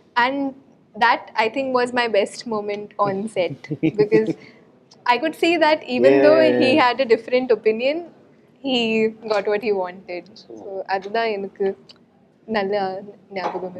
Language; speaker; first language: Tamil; non-native, learner; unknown